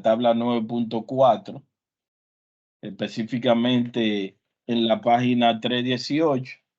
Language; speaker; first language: Spanish; native; Spanish